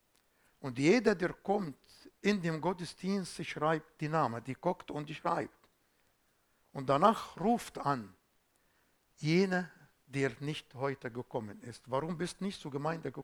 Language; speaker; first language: German; non-native, fluent; Arabic